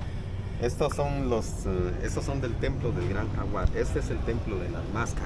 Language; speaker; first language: Spanish; native; Spanish